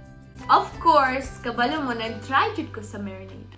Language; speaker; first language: Cebuano; non-native, learner; English